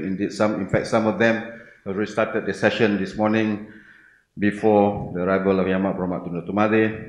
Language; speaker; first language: English; non-native, local second language; Malay